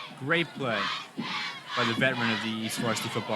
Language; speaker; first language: English; native; English